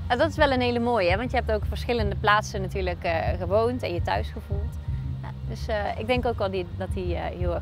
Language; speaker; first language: Dutch; native; Dutch